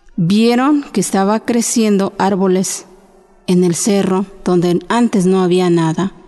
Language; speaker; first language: Spanish; non-native, local second language; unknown